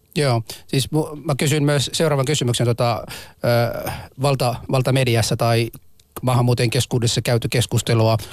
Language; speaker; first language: Finnish; non-native, fluent; Arabic